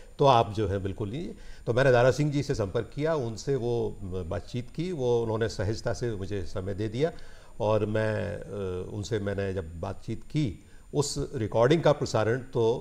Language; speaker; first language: Hindi; native; Hindi